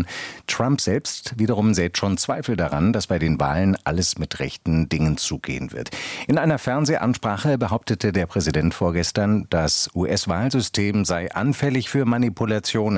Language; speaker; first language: German; native; German